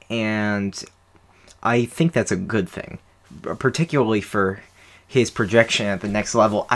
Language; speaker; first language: English; native; English